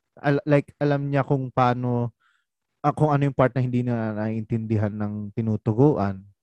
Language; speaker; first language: Filipino; native; Filipino